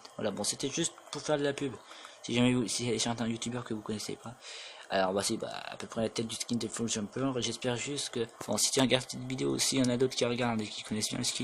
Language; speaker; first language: French; native; French